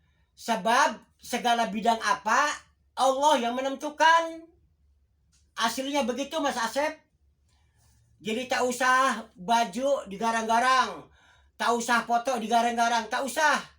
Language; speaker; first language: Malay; non-native, local second language; Javanese